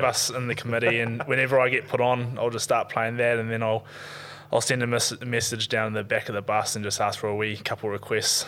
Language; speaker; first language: English; native; English